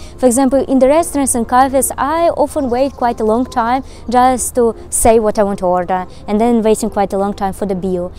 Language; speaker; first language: English; non-native, fluent; Russian